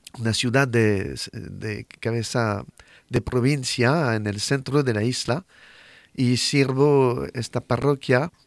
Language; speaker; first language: Spanish; non-native, fluent; French